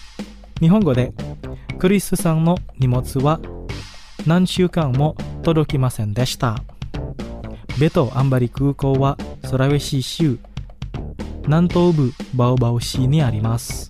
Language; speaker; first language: Japanese; non-native, fluent; Indonesian